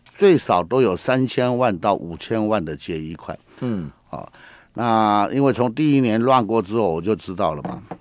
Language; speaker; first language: Chinese; native; Chinese